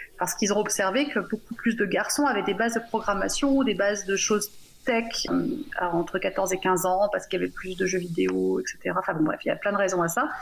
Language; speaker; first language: French; native; French